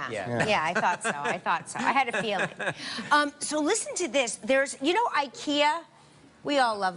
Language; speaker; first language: English; native; English